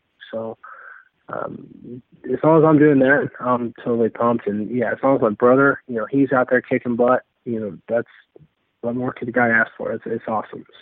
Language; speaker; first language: English; native; English